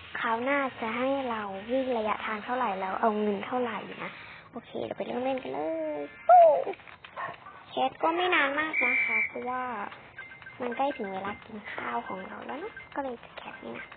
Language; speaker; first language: Thai; native; Thai